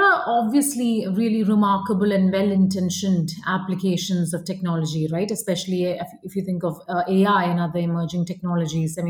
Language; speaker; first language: English; non-native, local second language; Malayalam